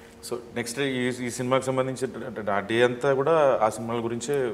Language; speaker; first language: Telugu; native; Telugu